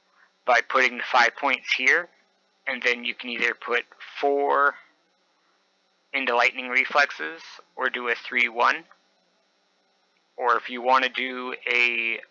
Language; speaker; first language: English; native; English